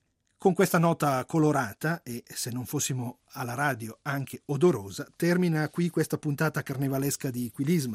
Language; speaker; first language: Italian; native; Italian